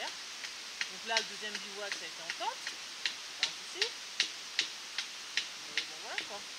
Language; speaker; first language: French; native; French